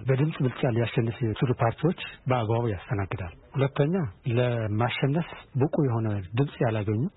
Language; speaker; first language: Amharic; non-native, local second language; Tigrinya